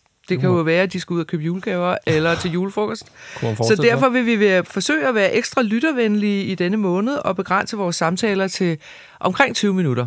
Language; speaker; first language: Danish; native; Danish